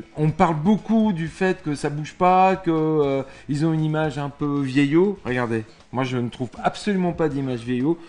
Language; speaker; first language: French; native; French